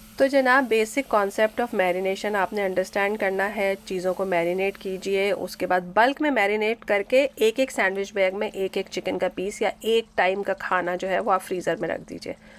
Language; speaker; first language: Urdu; native; Urdu